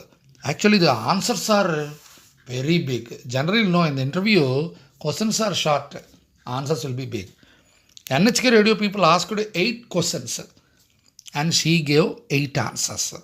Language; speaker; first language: English; non-native, local second language; Telugu